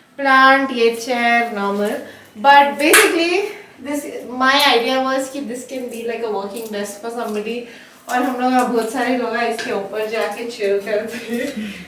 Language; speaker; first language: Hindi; native; Hindi